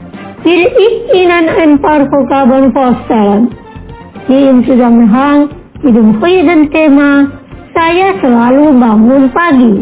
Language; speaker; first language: German; non-native, learner; Indonesian